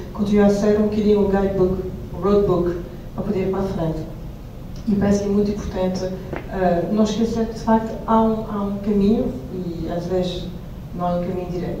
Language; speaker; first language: Portuguese; non-native, fluent; French